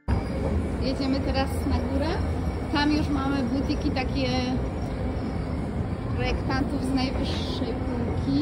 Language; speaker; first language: Polish; native; Polish